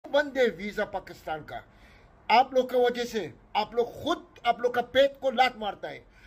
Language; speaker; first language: Hindi; non-native, learner; Arabic